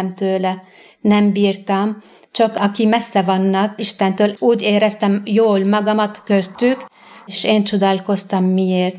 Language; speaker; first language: Hungarian; non-native, fluent; Arabic